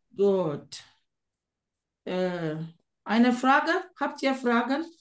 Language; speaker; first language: German; non-native, fluent; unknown